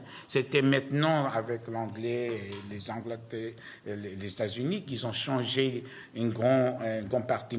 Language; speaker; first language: French; non-native, learner; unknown